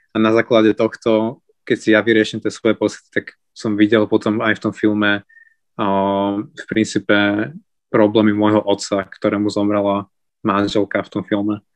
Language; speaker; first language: Slovak; native; Slovak